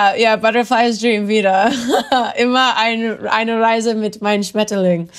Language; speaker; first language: German; non-native, learner; English